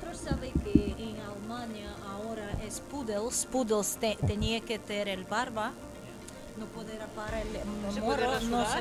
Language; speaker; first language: Spanish; non-native, learner; Portuguese